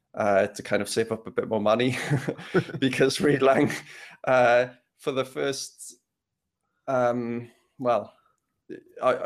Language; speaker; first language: English; native; English